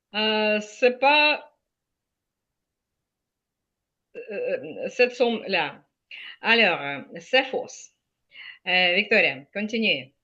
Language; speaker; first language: French; non-native, fluent; Ukrainian